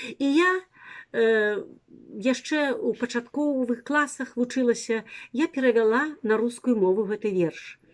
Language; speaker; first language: Belarusian; native; Belarusian